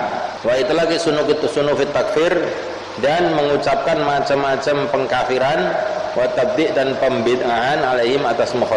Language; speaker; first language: Indonesian; native; Indonesian